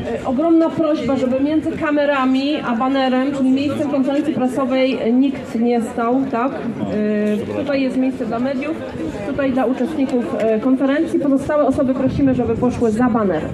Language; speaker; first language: Polish; native; Polish